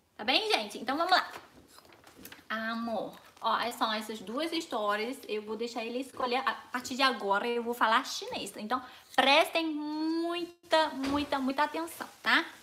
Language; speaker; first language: Portuguese; non-native, fluent; Chinese